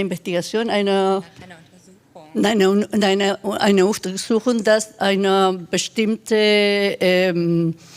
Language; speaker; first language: German; non-native, fluent; Spanish